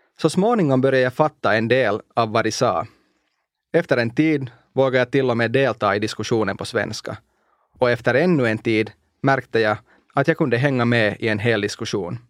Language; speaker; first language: Swedish; non-native, local second language; Finnish